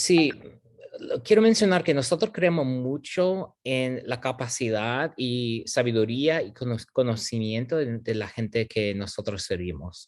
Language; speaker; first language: Spanish; non-native, fluent; English